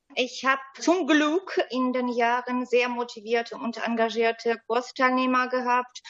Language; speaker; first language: German; native; German